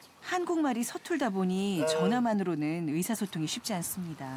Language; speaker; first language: Korean; native; Korean